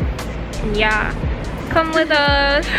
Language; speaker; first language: English; non-native, fluent; Mongolian